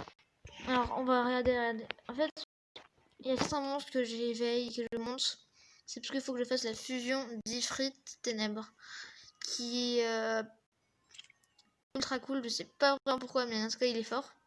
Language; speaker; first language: French; native; French